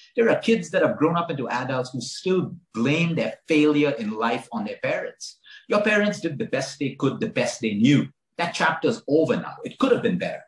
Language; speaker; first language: English; non-native, local second language; Konkani